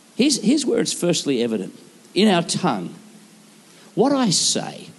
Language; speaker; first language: English; native; English